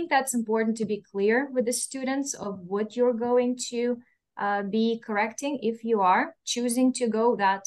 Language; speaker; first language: English; non-native, fluent; Russian